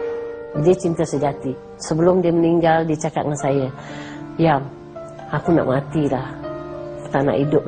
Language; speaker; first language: Malay; native; Malay